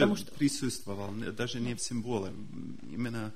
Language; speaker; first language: Russian; non-native, fluent; English